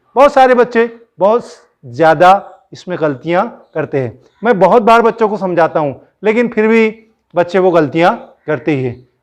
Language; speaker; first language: Hindi; non-native, local second language; Marathi